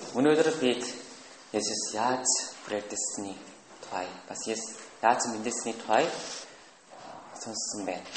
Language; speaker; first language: Mongolian; non-native, fluent; Korean